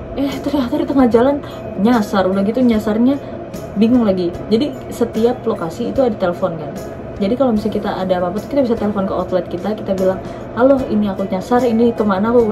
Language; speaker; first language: Indonesian; native; Indonesian